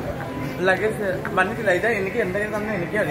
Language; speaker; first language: Malayalam; non-native, local second language; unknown